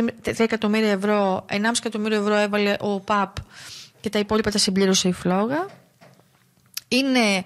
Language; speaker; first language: Greek; native; Greek